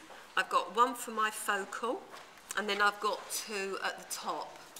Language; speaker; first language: English; native; English